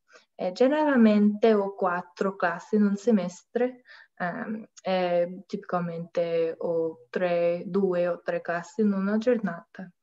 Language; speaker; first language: Italian; non-native, learner; English